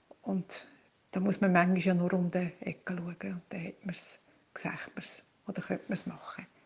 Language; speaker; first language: German; native; German